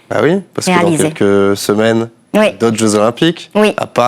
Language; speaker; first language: French; native; French